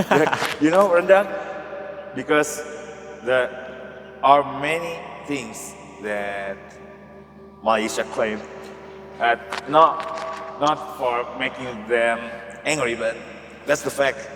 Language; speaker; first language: English; non-native, learner; Indonesian